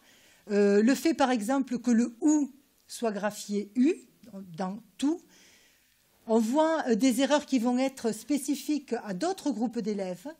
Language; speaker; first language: French; native; French